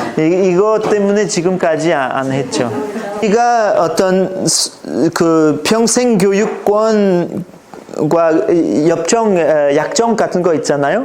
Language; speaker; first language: Korean; non-native, fluent; French